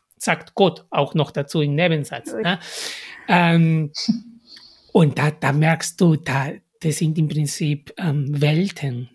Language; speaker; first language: German; non-native, fluent; Spanish